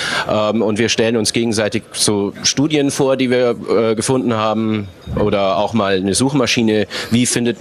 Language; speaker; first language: German; native; German